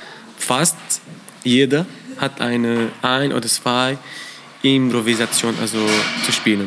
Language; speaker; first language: German; non-native, learner; Arabic